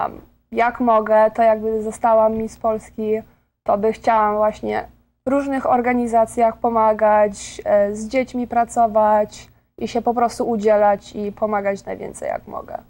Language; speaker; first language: Polish; early bilingual, heritage; Polish